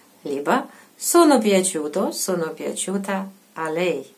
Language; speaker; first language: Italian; non-native, fluent; Russian